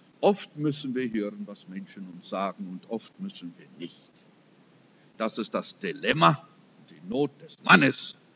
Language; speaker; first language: German; early bilingual, heritage; German